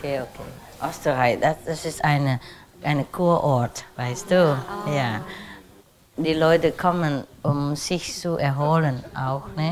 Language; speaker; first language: German; non-native, learner; Vietnamese